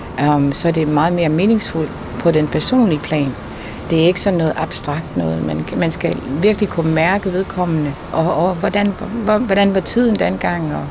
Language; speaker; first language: Danish; non-native, fluent; English